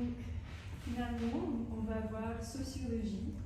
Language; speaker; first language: French; non-native, fluent; English